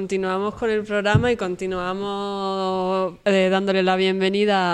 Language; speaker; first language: Spanish; native; Spanish